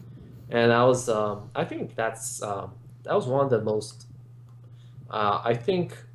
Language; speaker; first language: English; native; English